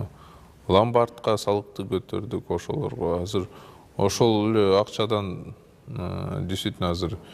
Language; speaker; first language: Kyrgyz; non-native, local second language; Russian